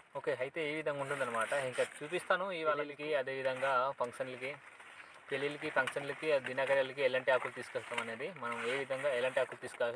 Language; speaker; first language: Telugu; native; Telugu